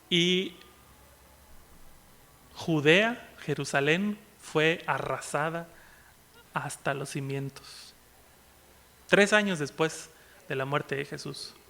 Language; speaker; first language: Spanish; native; Spanish